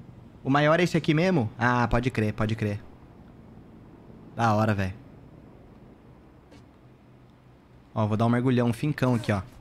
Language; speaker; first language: Portuguese; native; Portuguese